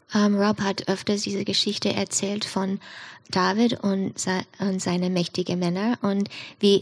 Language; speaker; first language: German; non-native, fluent; English